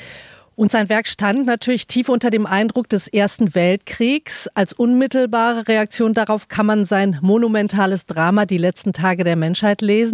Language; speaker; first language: German; native; German